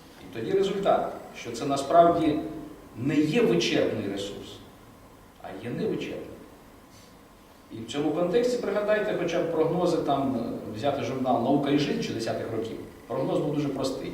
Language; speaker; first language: Ukrainian; native; Ukrainian